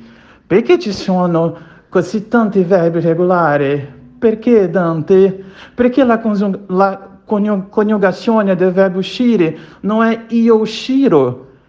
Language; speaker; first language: Italian; non-native, learner; Portuguese